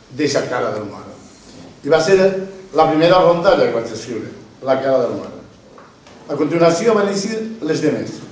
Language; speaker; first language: Catalan; native; Catalan